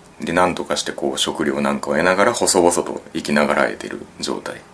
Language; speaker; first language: Japanese; native; Japanese